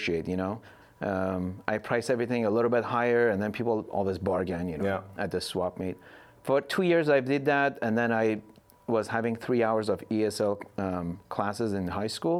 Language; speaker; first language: English; non-native, fluent; Persian